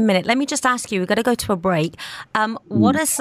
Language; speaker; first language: English; native; English